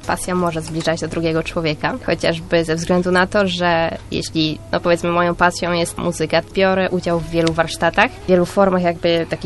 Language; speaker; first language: Polish; native; Polish